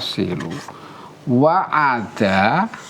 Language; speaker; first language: Arabic; non-native, fluent; Indonesian